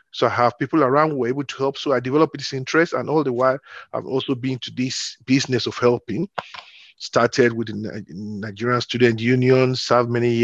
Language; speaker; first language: English; non-native, local second language; Yoruba